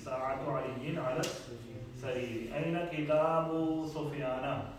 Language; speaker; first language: Arabic; non-native, fluent; Urdu